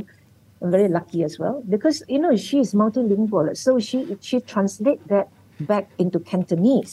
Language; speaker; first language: English; non-native, local second language; Min Nan Chinese